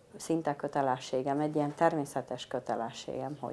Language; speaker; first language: Hungarian; native; Hungarian